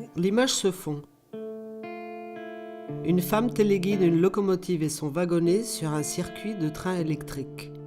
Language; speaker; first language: French; native; French